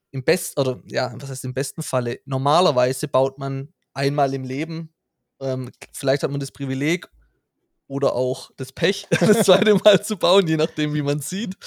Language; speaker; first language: German; native; German